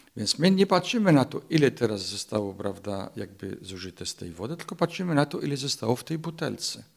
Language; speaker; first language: Polish; non-native, fluent; Arabic